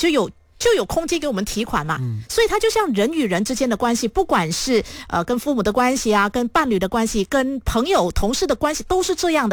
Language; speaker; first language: Chinese; native; Chinese